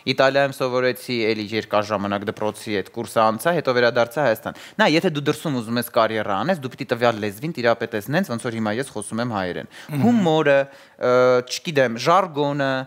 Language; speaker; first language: Armenian; native; Armenian